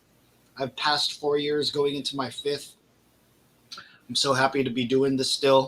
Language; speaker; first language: English; native; English